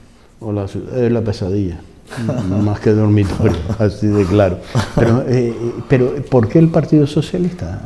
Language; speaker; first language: Spanish; native; Spanish